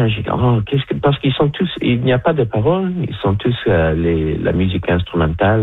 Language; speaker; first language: French; non-native, local second language; English